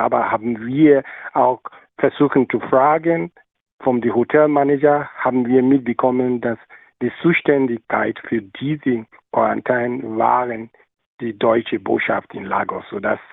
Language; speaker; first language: German; non-native, learner; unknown